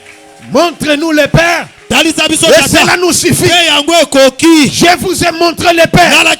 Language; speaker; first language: French; non-native, local second language; Lingala